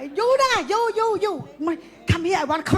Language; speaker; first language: English; non-native, learner; Khmer